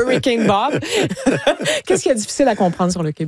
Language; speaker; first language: French; native; French